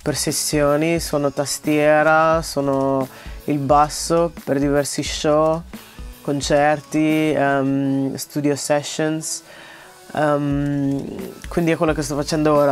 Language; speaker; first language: Italian; early bilingual, other home language; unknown